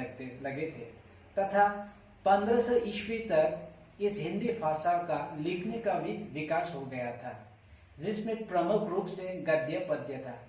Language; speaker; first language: Hindi; non-native, local second language; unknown